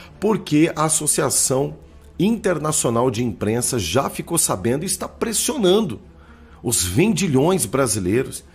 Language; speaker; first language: Portuguese; native; Portuguese